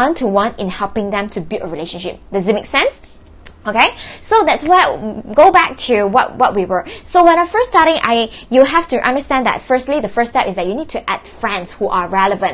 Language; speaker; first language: English; non-native, local second language; Chinese